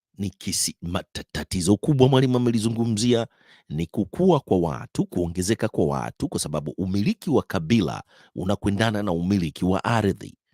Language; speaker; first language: Swahili; native; Swahili